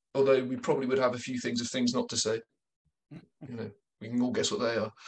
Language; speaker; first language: English; native; English